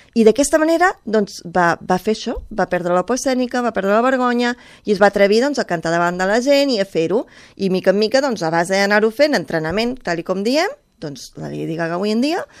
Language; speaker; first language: Catalan; native; Catalan